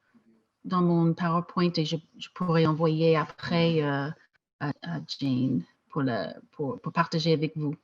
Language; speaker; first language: French; non-native, fluent; English